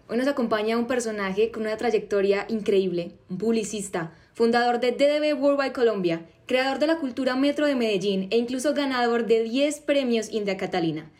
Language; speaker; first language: Spanish; native; Spanish